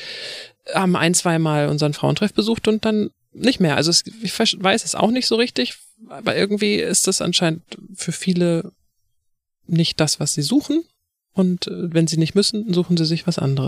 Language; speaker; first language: German; native; German